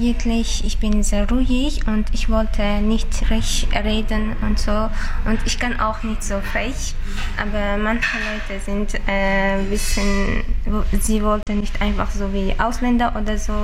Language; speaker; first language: German; non-native, learner; Uzbek